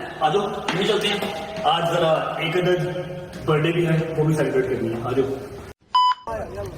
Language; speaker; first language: Urdu; non-native, local second language; Punjabi